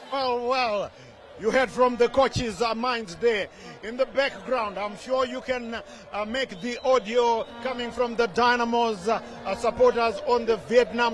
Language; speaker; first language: English; non-native, local second language; Shona